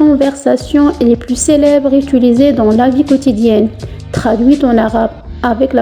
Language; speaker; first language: French; non-native, fluent; Arabic